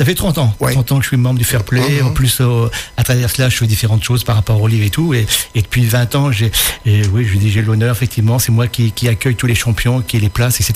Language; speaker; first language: French; native; French